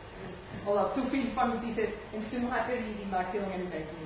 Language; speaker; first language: German; non-native, fluent; Spanish